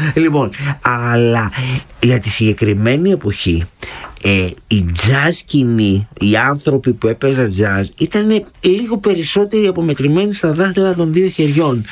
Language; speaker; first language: Greek; native; Greek